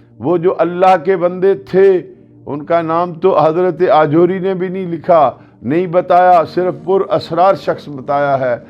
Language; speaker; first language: Urdu; non-native, local second language; Punjabi